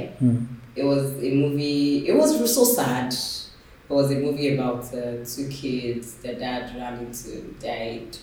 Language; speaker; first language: English; non-native, local second language; Yoruba